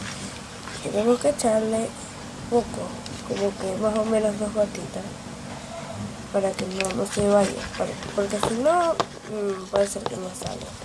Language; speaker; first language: Spanish; native; Spanish